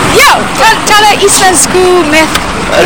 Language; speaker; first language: Icelandic; non-native, learner; English